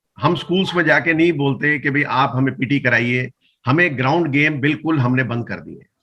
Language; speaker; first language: Hindi; native; Hindi